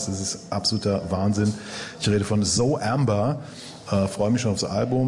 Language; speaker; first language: German; native; German